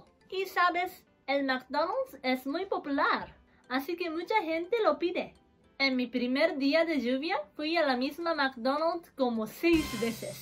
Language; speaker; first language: Spanish; non-native, learner; Japanese